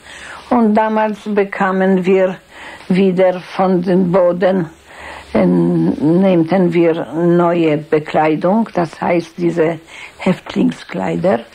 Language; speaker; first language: German; non-native, fluent; Polish